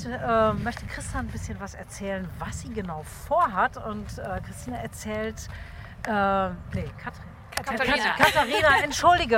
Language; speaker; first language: German; native; German